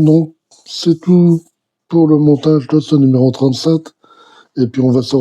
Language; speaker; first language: French; native; French